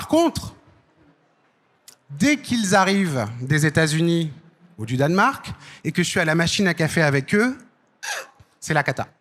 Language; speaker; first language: French; native; French